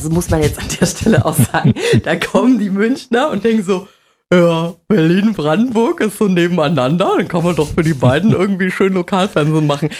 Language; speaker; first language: German; native; German